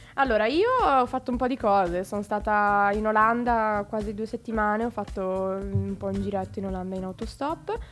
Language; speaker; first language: Italian; native; Italian